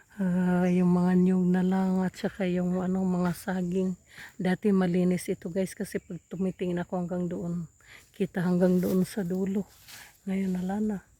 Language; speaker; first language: Filipino; non-native, local second language; Waray